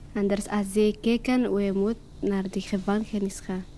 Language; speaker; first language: Dutch; non-native, learner; Tigrinya